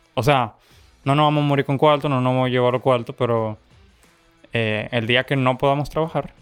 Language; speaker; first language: Spanish; native; Spanish